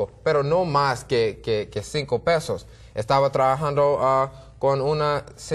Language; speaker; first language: Spanish; non-native, learner; English